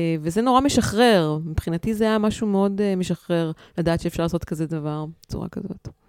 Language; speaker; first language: Hebrew; native; Hebrew